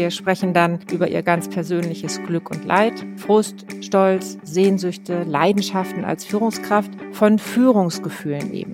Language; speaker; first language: German; native; German